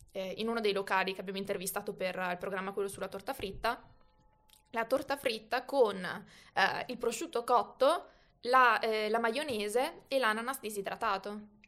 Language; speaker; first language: Italian; native; Italian